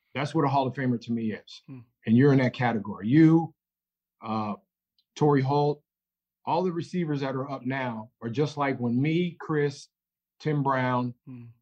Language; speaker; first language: English; native; English